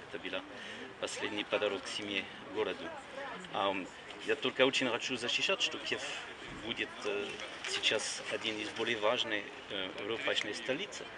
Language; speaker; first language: Russian; non-native, learner; French